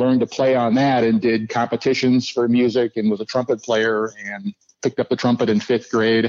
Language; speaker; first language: English; native; English